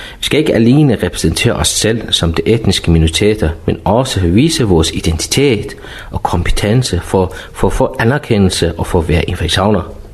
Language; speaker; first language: Danish; non-native, fluent; Persian